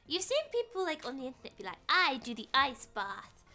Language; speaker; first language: English; native; English